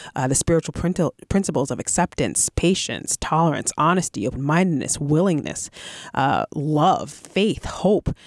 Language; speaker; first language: English; native; English